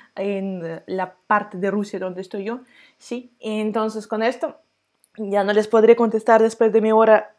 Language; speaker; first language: Spanish; non-native, fluent; Russian